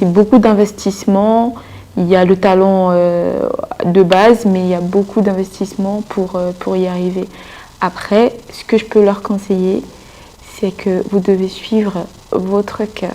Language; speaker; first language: French; non-native, local second language; Sango